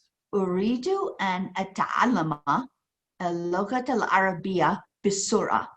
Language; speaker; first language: Arabic; non-native, fluent; English